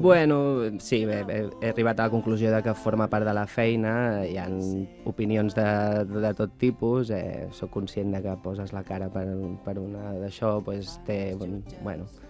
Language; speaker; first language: Catalan; non-native, local second language; Spanish